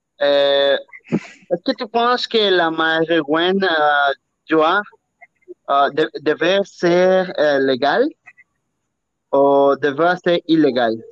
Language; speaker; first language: French; non-native, learner; Spanish